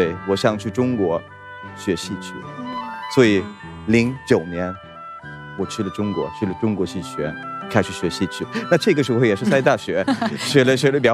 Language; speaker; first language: Chinese; non-native, fluent; Swedish